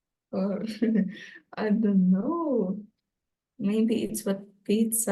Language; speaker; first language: English; non-native, learner; Ukrainian